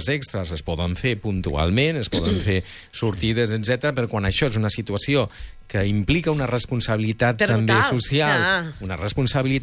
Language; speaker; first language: Catalan; native; Catalan